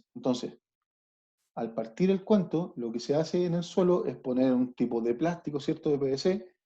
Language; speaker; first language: Spanish; native; Spanish